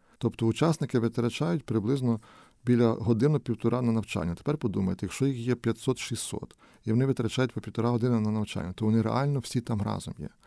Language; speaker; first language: Ukrainian; native; Ukrainian